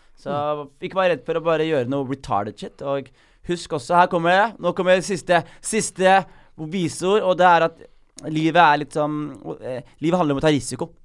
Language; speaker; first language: Norwegian; early bilingual, other home language; Somali